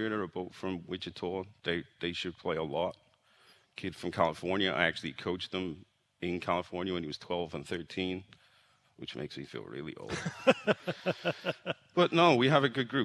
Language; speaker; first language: English; native; English